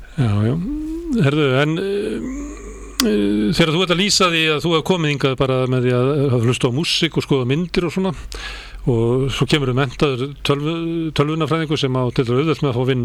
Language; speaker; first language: Icelandic; native; Icelandic